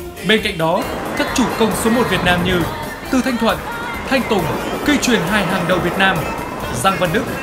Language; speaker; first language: Vietnamese; native; Vietnamese